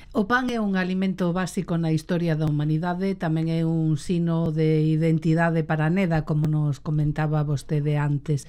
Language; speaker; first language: Galician; native; Galician